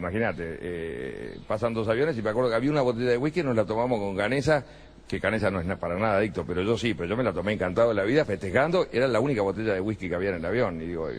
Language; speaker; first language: Spanish; native; Spanish